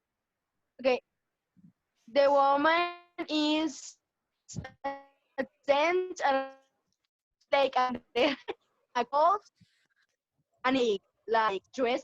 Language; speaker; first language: English; non-native, learner; Spanish